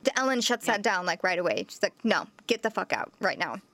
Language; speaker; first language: English; native; English